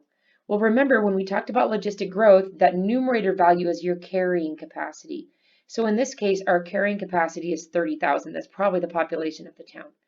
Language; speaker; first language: English; native; English